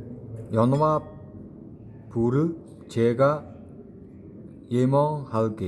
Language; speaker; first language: Korean; non-native, fluent; Mongolian